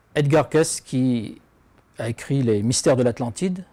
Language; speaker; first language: French; native; French